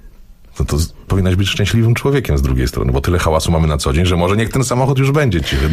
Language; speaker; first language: Polish; native; Polish